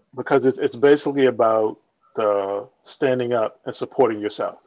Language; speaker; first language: English; native; English